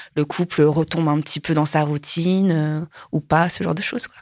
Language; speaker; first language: French; native; French